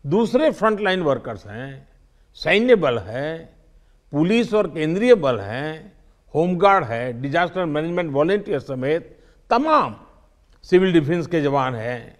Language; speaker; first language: Hindi; non-native, local second language; Gujarati